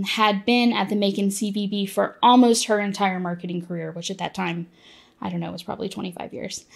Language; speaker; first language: English; native; English